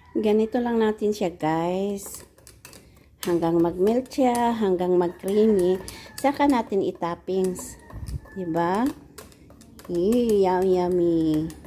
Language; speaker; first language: Filipino; non-native, local second language; Cebuano